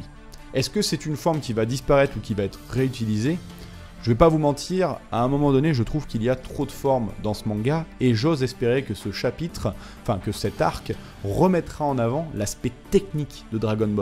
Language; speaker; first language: French; native; French